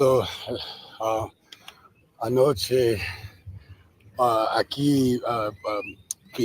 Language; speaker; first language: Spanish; non-native, learner; English